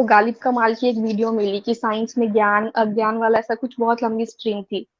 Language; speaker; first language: Hindi; native; Hindi